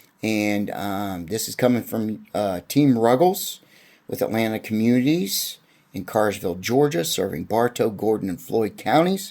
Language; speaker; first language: English; native; English